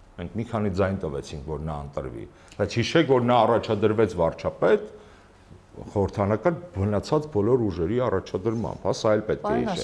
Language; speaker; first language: Armenian; native; Armenian